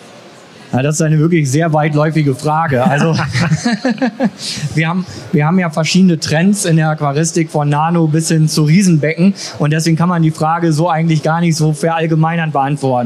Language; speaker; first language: German; native; German